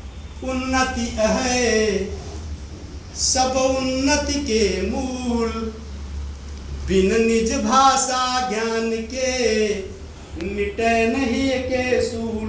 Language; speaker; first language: Hindi; native; Hindi